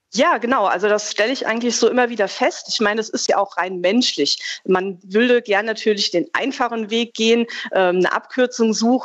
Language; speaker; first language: German; native; German